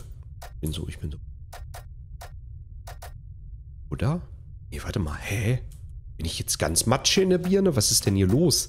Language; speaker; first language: German; native; German